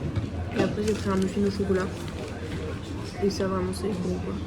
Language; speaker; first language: French; native; French